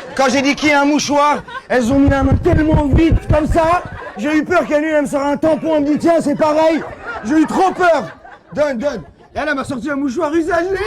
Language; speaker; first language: French; early bilingual, other home language; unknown